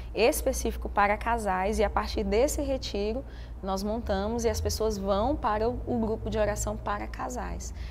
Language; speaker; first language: Portuguese; native; Portuguese